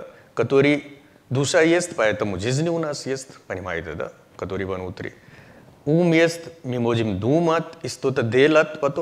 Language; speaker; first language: Russian; non-native, learner; Hindi